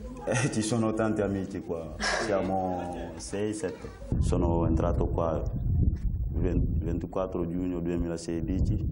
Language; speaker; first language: Italian; non-native, learner; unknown